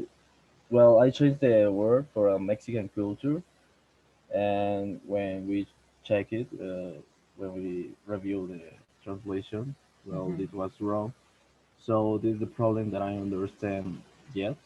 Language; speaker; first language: English; non-native, learner; Spanish